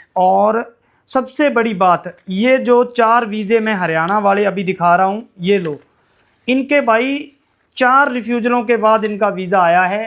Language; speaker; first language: Hindi; native; Hindi